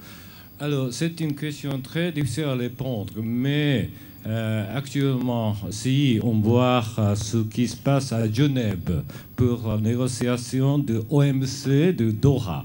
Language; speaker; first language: French; non-native, fluent; Japanese